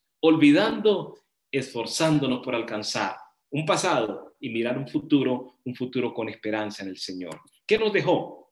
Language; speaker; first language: Spanish; native; Spanish